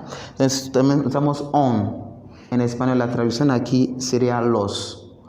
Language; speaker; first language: Spanish; non-native, fluent; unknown